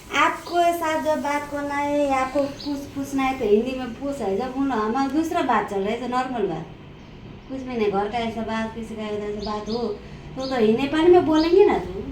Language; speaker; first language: Hindi; non-native, local second language; Nepali